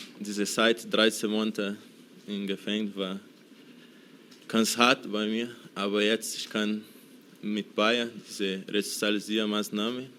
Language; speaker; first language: German; non-native, learner; Portuguese